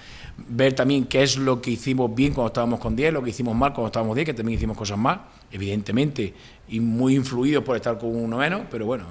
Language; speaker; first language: Spanish; native; Spanish